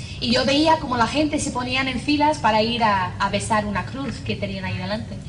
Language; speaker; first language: Spanish; non-native, fluent; English